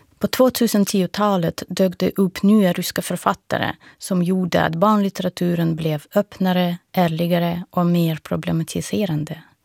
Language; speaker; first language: Swedish; non-native, fluent; Russian